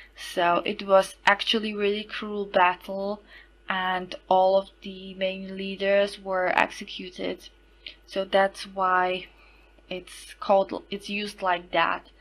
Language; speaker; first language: English; non-native, fluent; Slovak